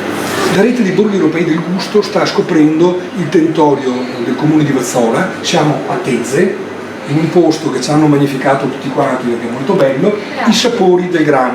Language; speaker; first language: Italian; native; Italian